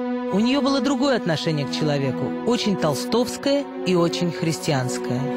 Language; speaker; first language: Russian; native; Russian